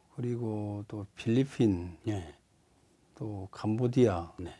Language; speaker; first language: Korean; native; Korean